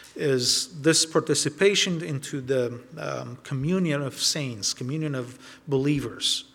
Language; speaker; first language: English; non-native, fluent; Romanian